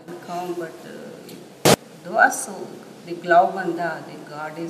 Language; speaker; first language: German; non-native, learner; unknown